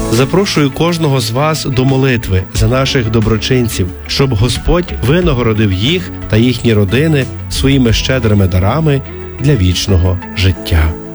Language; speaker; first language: Ukrainian; native; Ukrainian